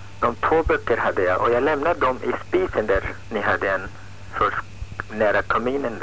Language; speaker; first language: Swedish; non-native, fluent; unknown